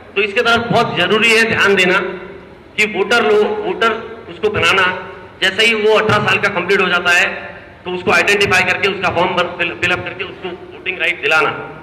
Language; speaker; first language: Hindi; non-native, local second language; Marathi